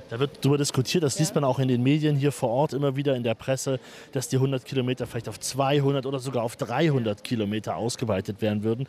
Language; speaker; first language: German; native; German